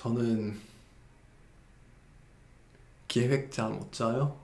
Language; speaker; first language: Korean; non-native, fluent; English